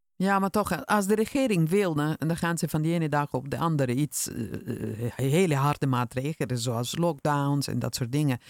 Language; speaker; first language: Dutch; non-native, fluent; Italian